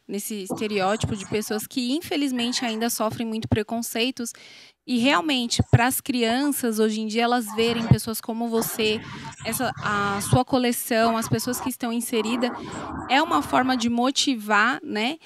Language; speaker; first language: Portuguese; native; Portuguese